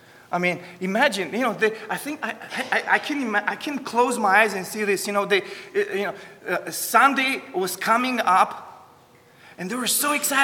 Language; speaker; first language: English; non-native, fluent; Romanian